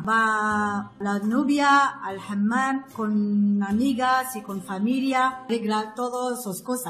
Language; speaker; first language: Spanish; non-native, learner; Arabic